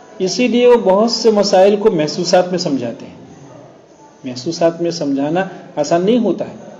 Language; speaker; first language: Urdu; non-native, local second language; Gujarati